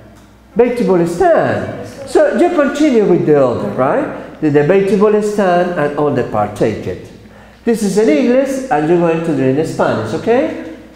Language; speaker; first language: English; non-native, fluent; Spanish